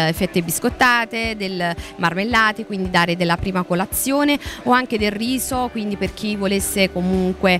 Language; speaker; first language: Italian; native; Italian